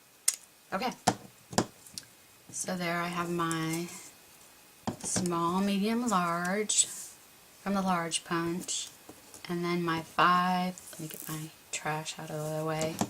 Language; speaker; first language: English; native; English